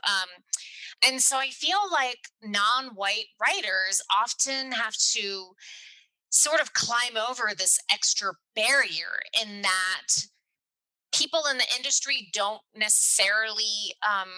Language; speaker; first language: English; native; English